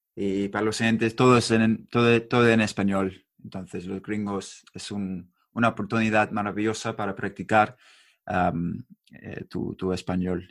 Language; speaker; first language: Spanish; non-native, learner; English